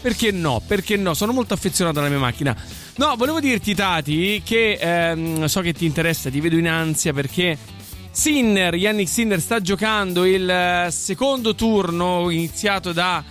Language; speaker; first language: Italian; native; Italian